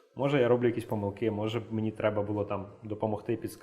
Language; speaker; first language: Ukrainian; native; Ukrainian